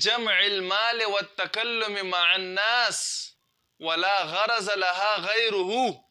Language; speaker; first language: Arabic; non-native, fluent; Urdu